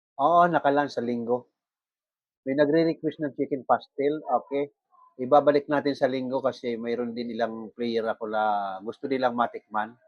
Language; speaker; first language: Filipino; non-native, local second language; Bikol